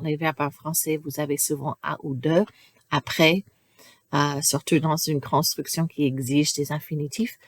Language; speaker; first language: French; non-native, fluent; English